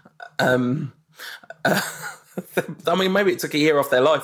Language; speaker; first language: English; native; English